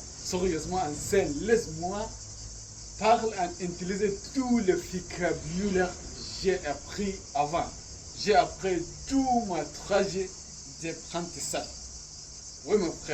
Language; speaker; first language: French; non-native, learner; Arabic